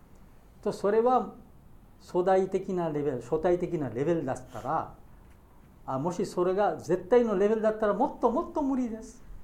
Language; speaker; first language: Japanese; non-native, learner; Bangla